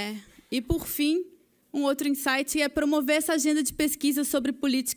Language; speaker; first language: Portuguese; native; Portuguese